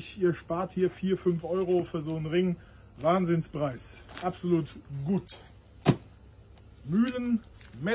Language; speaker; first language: German; native; German